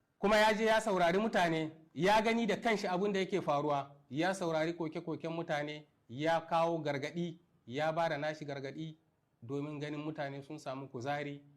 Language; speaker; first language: Hausa; non-native, local second language; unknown